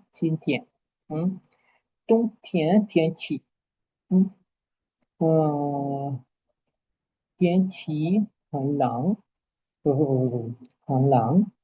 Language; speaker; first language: Chinese; non-native, fluent; Spanish